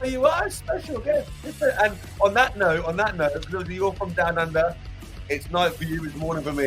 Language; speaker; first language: English; native; English